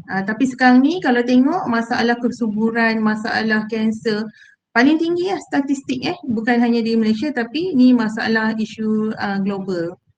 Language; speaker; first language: Malay; native; Malay